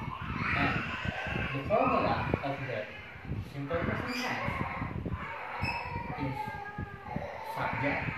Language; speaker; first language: English; non-native, learner; Indonesian